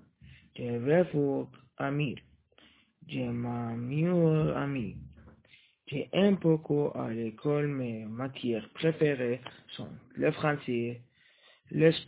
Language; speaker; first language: French; non-native, learner; Arabic